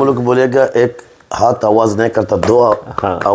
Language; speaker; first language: Hindi; non-native, learner; Arabic